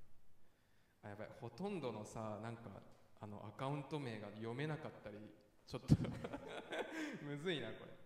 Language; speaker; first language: Japanese; native; Japanese